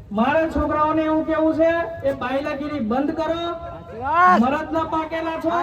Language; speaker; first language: Gujarati; non-native, local second language; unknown